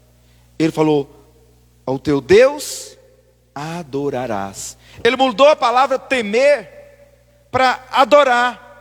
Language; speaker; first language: Portuguese; native; Portuguese